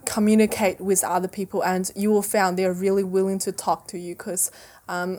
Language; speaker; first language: English; non-native, fluent; Chinese